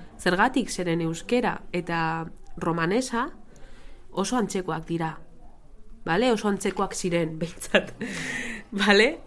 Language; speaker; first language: Basque; non-native, local second language; Spanish